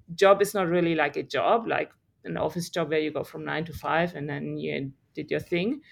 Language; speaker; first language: English; non-native, fluent; German